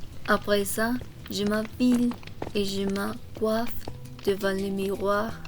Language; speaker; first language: French; non-native, learner; Korean